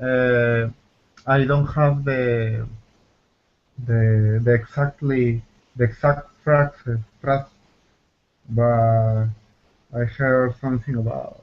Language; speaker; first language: English; non-native, learner; Spanish